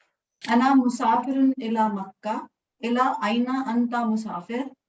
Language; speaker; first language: Arabic; non-native, learner; Urdu